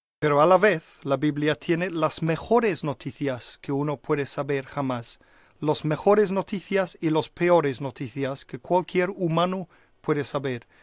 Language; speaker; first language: Spanish; non-native, fluent; English